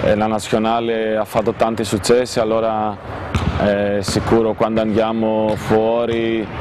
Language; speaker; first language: Italian; non-native, fluent; Greek